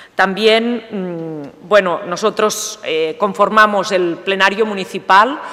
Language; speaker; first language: Spanish; non-native, local second language; Catalan